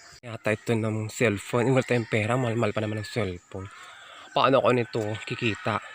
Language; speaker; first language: Filipino; native; Filipino